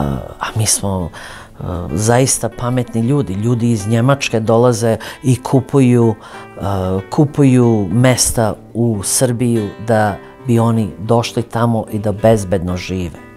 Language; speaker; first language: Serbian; early bilingual, other home language; Croatian